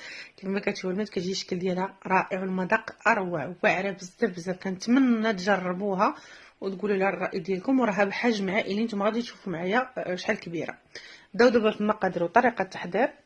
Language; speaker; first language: Arabic; native; Arabic